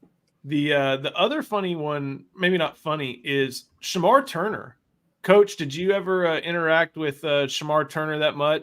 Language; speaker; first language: English; native; English